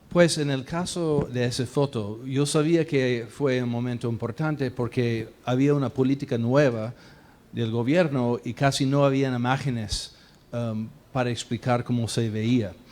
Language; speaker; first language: Spanish; non-native, fluent; English